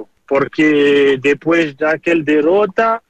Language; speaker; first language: Portuguese; early bilingual, heritage; French